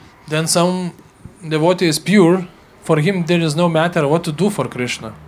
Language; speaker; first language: English; non-native, fluent; Lithuanian